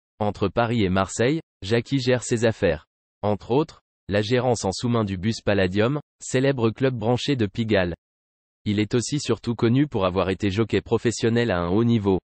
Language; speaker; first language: French; native; French